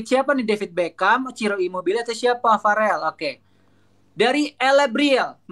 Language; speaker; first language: Indonesian; native; Indonesian